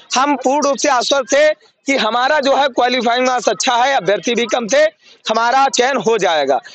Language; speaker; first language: Hindi; native; Hindi